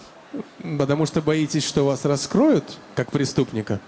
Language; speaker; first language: Russian; native; Russian